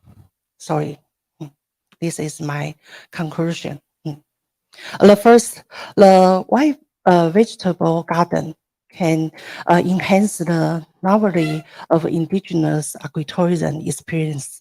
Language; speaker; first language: English; non-native, learner; Chinese